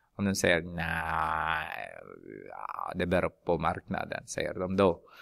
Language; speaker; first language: Swedish; non-native, fluent; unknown